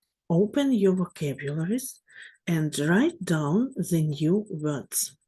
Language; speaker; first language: English; non-native, fluent; Ukrainian